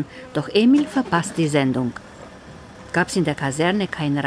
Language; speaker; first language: German; native; German